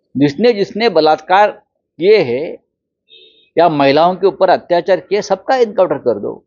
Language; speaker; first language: Hindi; non-native, local second language; Marathi